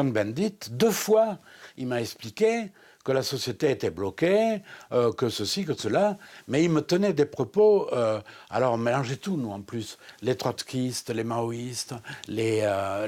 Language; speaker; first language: French; native; French